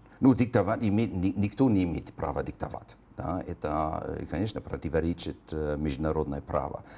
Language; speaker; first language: Russian; non-native, fluent; German